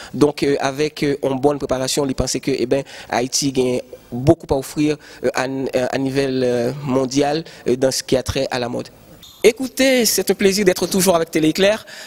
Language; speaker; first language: French; non-native, local second language; Haitian Creole